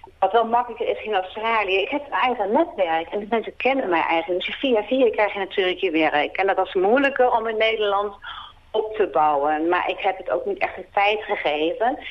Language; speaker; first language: Dutch; native; Dutch